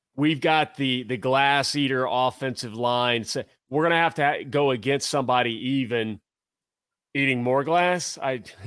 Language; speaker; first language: English; native; English